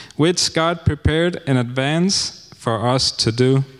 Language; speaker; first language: English; non-native, fluent; Danish